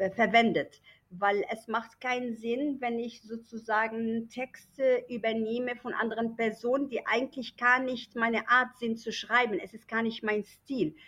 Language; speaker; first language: German; non-native, fluent; Arabic